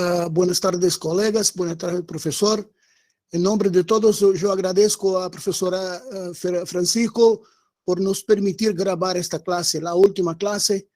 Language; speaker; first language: Spanish; non-native, learner; Portuguese